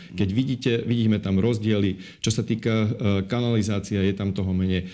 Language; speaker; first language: Slovak; non-native, local second language; Hungarian